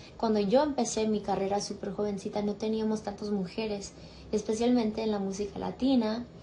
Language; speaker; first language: Spanish; early bilingual, heritage; Spanish